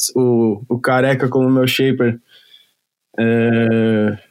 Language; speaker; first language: Portuguese; native; Portuguese